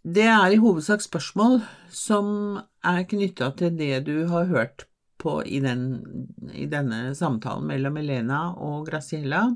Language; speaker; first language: Norwegian; non-native, fluent; Spanish